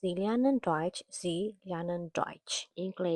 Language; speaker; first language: German; non-native, learner; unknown